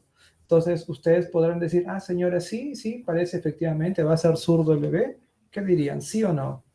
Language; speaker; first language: Spanish; native; Spanish